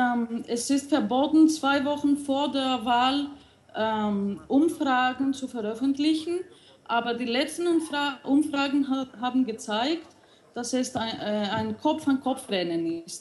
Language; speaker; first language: German; non-native, fluent; Greek